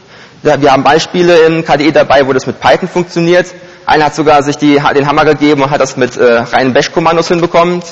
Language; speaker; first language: German; native; German